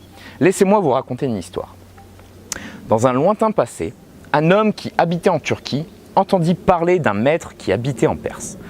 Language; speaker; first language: French; native; French